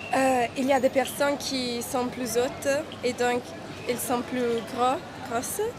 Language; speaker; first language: French; non-native, learner; English